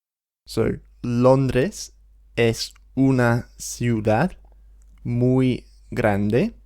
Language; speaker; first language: Spanish; non-native, fluent; English